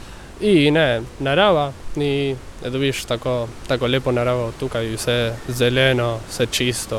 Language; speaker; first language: Slovenian; early bilingual, heritage; Spanish